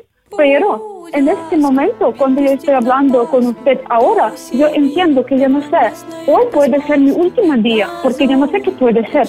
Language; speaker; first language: Spanish; non-native, learner; Ukrainian